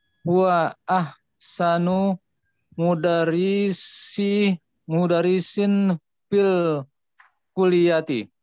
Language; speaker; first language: Arabic; non-native, learner; Indonesian